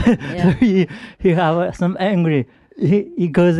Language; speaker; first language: English; non-native, learner; Chinese